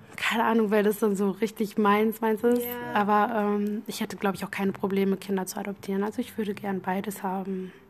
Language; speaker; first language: German; early bilingual, other home language; Amharic